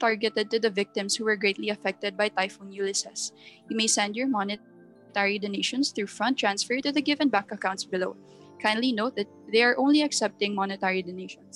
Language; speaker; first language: English; non-native, local second language; Filipino